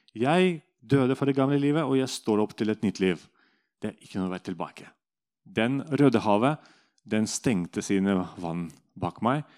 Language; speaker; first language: Norwegian; non-native, fluent; Russian